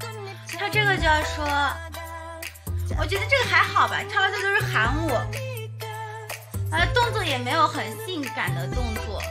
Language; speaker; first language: Chinese; native; Chinese